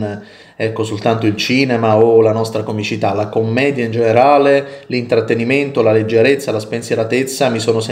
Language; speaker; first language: Italian; native; Italian